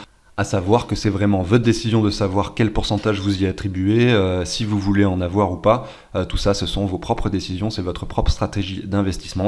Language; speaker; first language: French; native; French